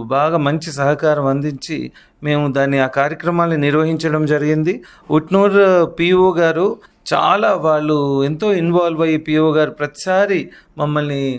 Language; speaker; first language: Telugu; native; Telugu